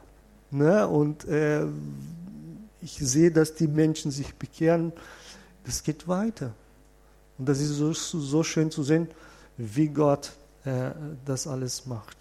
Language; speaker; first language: German; non-native, fluent; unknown